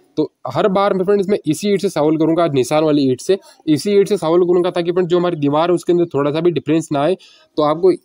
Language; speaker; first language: Hindi; native; Hindi